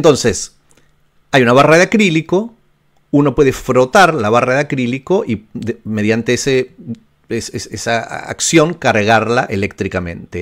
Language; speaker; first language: Spanish; native; Spanish